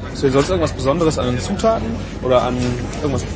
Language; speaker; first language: German; native; German